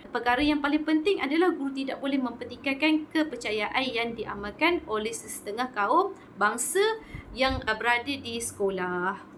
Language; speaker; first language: Malay; native; Malay